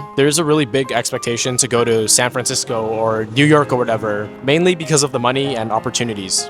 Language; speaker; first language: English; native; English